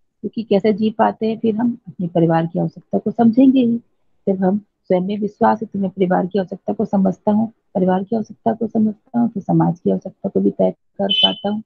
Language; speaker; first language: Hindi; native; Hindi